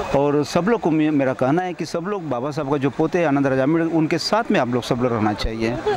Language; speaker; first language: Hindi; non-native, local second language; Marathi